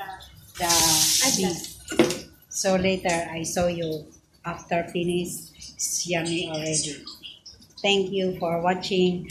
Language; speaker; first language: English; non-native, learner; Filipino